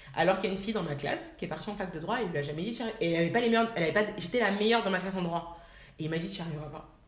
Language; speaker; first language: French; native; French